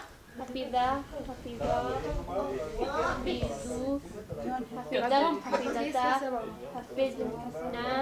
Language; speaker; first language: Arabic; non-native, learner; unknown